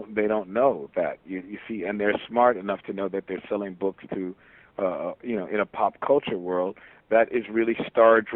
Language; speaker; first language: English; native; English